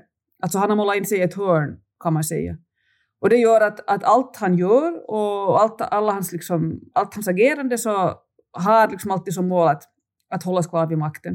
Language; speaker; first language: Swedish; native; Swedish